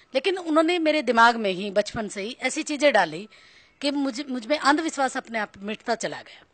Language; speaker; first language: Hindi; native; Hindi